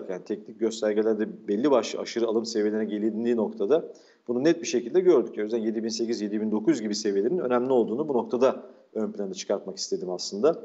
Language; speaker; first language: Turkish; native; Turkish